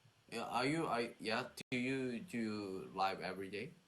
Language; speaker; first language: English; non-native, learner; Korean